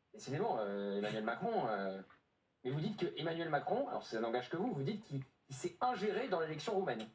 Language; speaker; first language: French; native; French